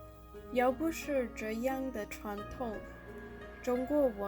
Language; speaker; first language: Chinese; non-native, learner; English